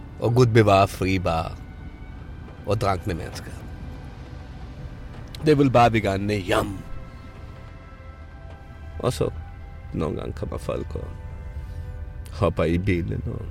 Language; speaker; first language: Danish; non-native, fluent; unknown